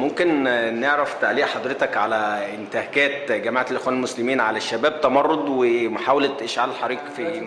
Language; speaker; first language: Arabic; native; Arabic